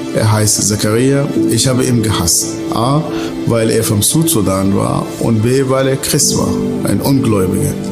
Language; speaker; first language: German; non-native, fluent; Arabic